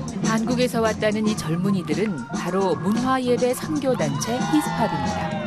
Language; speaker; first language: Korean; native; Korean